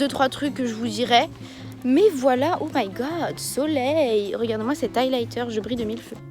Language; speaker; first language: French; native; French